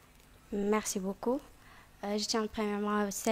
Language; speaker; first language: French; non-native, fluent; Arabic